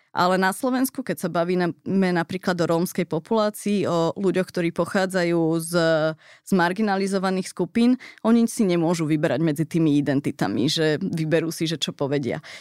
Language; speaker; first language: Slovak; early bilingual, heritage; Slovak